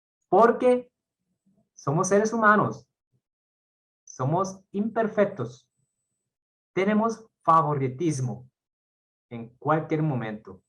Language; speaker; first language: Spanish; non-native, fluent; Korean